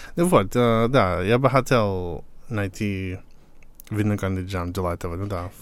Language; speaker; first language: Russian; non-native, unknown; English